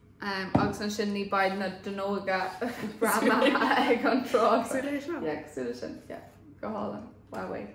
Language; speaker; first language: Irish; non-native, local second language; English